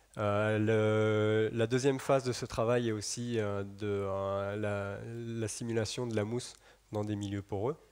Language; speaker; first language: French; native; French